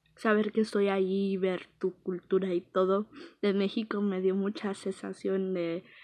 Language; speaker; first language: Spanish; early bilingual, heritage; Spanish